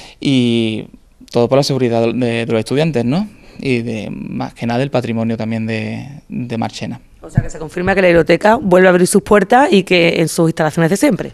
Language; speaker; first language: Spanish; native; Spanish